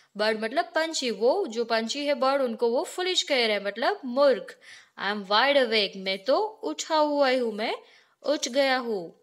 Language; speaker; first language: Hindi; non-native, local second language; Gujarati